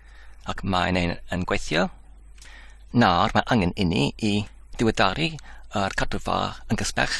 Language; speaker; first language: Welsh; non-native, learner; Polish